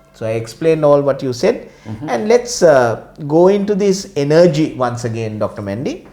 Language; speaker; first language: English; non-native, local second language; Sinhala